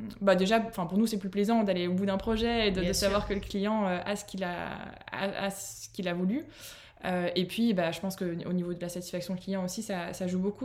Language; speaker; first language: French; native; French